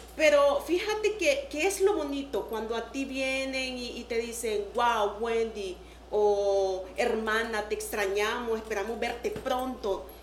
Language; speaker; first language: Spanish; native; Spanish